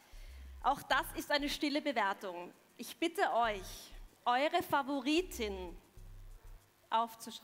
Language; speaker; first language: German; native; German